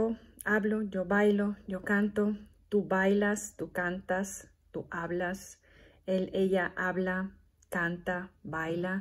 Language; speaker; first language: Spanish; non-native, fluent; Bulgarian